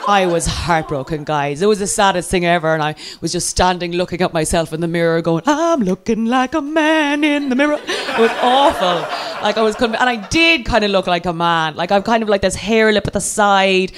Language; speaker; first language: English; native; English